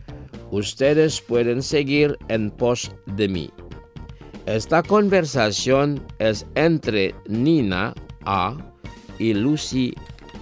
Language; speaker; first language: Spanish; non-native, fluent; Indonesian